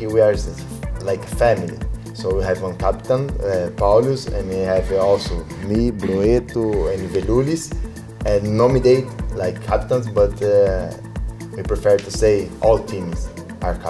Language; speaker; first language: English; non-native, learner; Portuguese